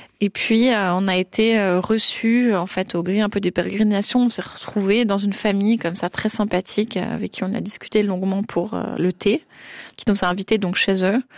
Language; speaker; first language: French; native; French